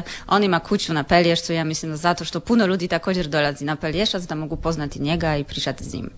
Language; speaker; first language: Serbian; non-native, learner; Polish